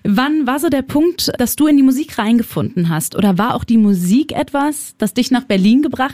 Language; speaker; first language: German; native; German